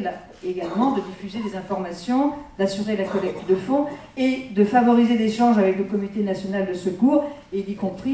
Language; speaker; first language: French; native; French